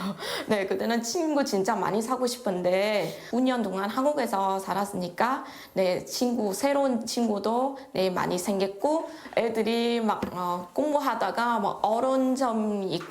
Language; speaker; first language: Korean; non-native, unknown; Vietnamese